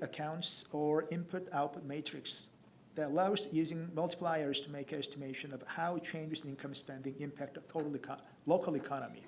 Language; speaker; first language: English; non-native, fluent; Korean